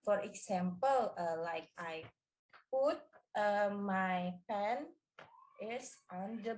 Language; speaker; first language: English; non-native, learner; Indonesian